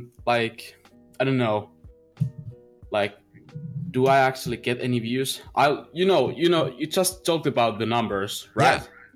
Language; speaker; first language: English; non-native, fluent; Finnish